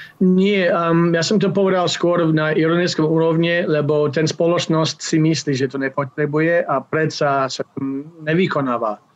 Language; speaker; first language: Slovak; non-native, fluent; English